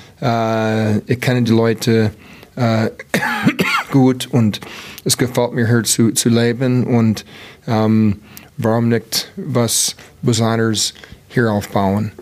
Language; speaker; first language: German; non-native, learner; English